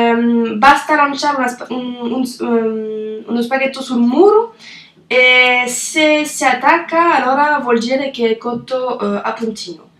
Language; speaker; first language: Italian; non-native, learner; French